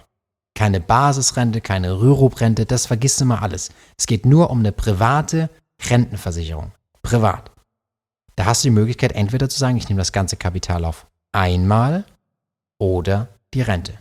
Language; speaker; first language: German; native; German